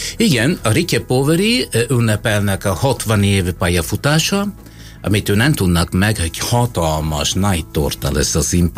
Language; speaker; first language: Hungarian; non-native, fluent; Italian